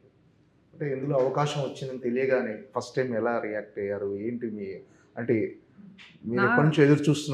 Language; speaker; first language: Telugu; native; Telugu